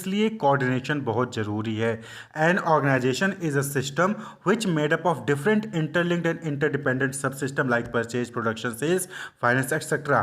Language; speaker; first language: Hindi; native; Hindi